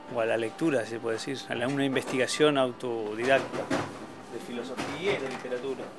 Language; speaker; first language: Spanish; native; Spanish